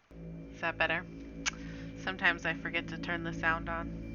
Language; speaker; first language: English; native; English